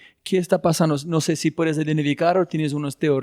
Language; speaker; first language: Spanish; non-native, fluent; English